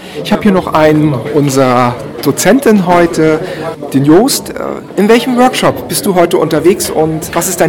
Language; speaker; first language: German; native; German